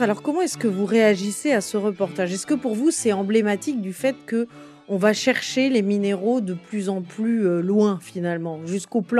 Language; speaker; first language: French; native; French